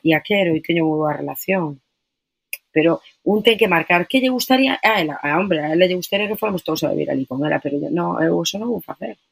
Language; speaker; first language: Galician; non-native, local second language; Spanish